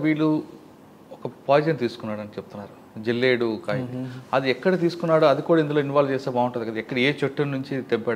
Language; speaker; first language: Telugu; native; Telugu